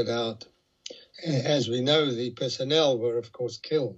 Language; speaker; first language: English; native; English